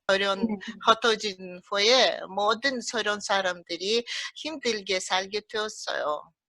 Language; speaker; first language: Korean; early bilingual, heritage; Russian